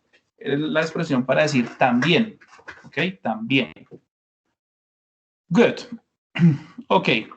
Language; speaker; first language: Spanish; non-native, fluent; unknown